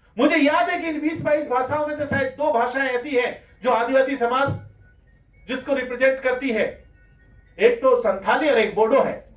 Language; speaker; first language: Hindi; non-native, local second language; Rajasthani